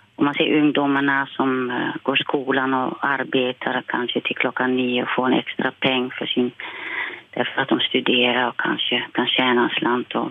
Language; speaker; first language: Swedish; non-native, fluent; Dutch